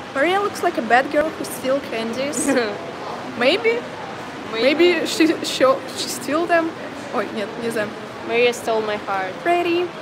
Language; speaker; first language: English; non-native, learner; Russian